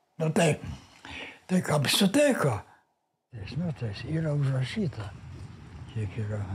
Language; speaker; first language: Lithuanian; non-native, local second language; Yiddish